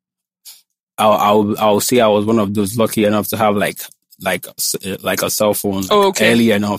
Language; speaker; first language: English; non-native, local second language; Igbo